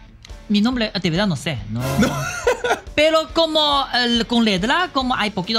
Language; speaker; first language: Spanish; non-native, learner; Chinese